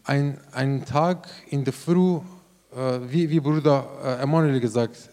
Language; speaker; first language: German; non-native, learner; Persian